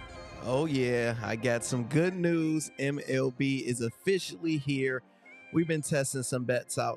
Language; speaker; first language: English; native; English